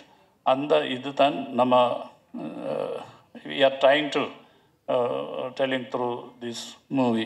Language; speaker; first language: Tamil; non-native, learner; Malayalam